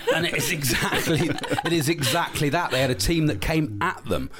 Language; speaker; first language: English; native; English